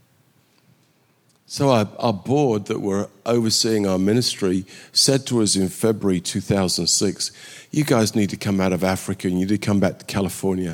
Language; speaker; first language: English; native; English